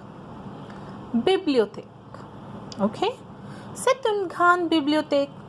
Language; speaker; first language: French; non-native, fluent; Hindi